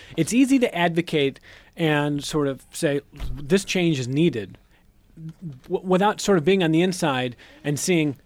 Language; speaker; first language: English; native; English